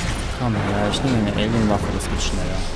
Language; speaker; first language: German; native; German